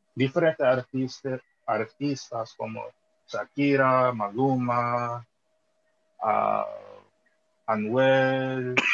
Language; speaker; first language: Spanish; non-native, learner; English